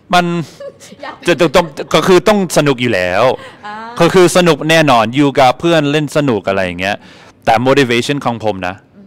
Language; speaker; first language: Thai; non-native, fluent; English